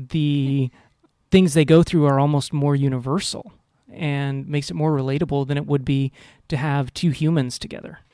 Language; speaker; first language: English; native; English